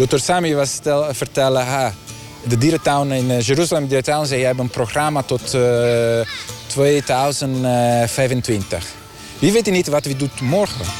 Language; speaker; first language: Dutch; non-native, learner; Italian